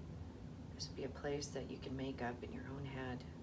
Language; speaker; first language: English; native; English